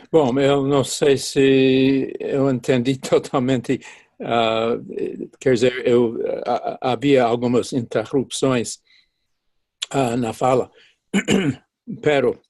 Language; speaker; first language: Portuguese; non-native, fluent; English